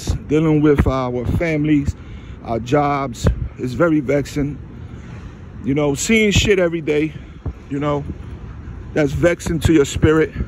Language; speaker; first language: English; native; English